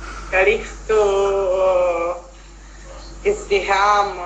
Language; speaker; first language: Arabic; non-native, learner; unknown